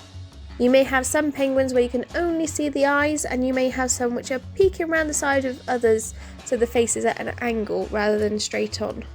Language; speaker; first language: English; native; English